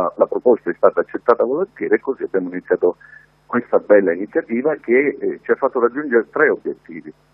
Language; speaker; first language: Italian; native; Italian